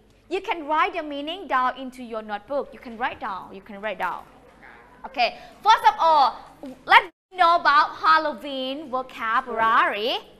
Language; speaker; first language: English; non-native, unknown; Thai